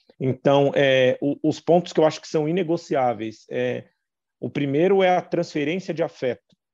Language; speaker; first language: Portuguese; native; Portuguese